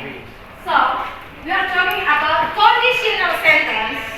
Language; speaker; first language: English; non-native, learner; Indonesian